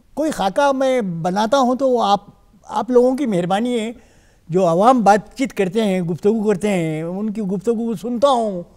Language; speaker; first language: Hindi; non-native, local second language; Urdu